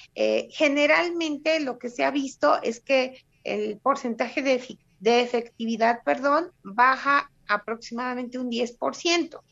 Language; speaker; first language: Spanish; non-native, fluent; Russian